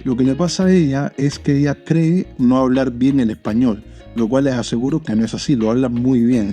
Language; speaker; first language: Spanish; native; Spanish